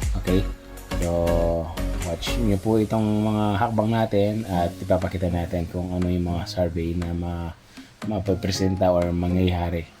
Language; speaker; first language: Filipino; non-native, local second language; Pampanga